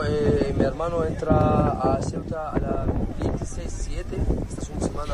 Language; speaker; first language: Spanish; non-native, learner; Arabic